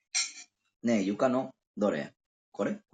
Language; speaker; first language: Japanese; non-native, learner; Spanish